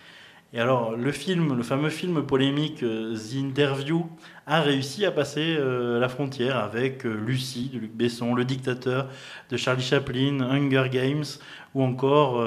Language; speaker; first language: French; native; French